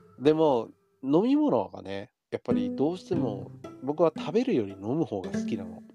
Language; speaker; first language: Japanese; early bilingual, heritage; Japanese